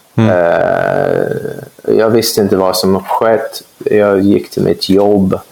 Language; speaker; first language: Swedish; non-native, fluent; English